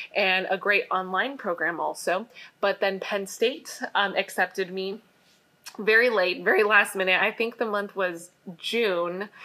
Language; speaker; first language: English; native; English